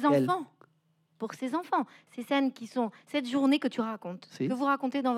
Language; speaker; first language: French; native; French